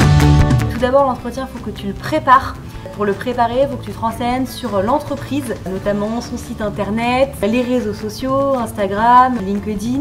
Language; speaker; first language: French; native; French